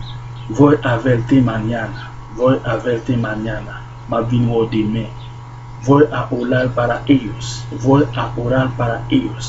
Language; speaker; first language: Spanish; non-native, learner; Haitian Creole